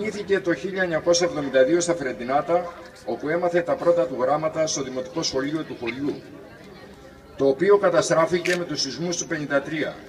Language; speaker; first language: Greek; native; Greek